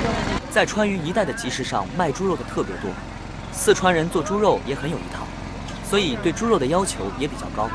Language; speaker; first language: Chinese; native; Chinese